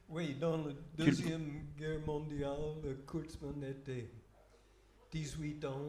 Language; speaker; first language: French; non-native, fluent; English